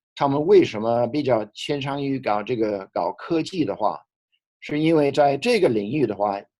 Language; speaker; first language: Chinese; non-native, fluent; English